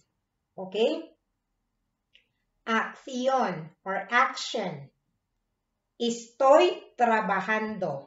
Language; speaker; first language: Spanish; non-native, fluent; Filipino